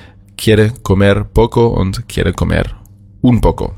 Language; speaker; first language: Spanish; non-native, fluent; German